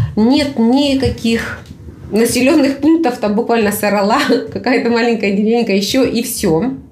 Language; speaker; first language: Russian; native; Russian